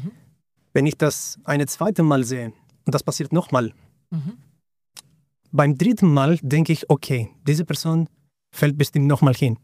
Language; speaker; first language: German; non-native, fluent; Greek